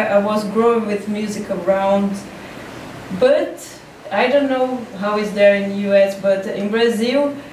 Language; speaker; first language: English; non-native, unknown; Portuguese